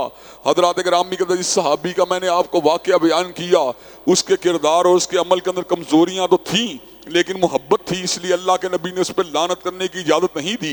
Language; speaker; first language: Urdu; native; Urdu